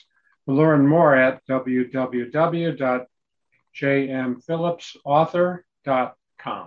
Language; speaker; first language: English; native; English